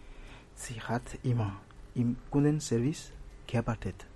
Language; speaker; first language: German; non-native, fluent; French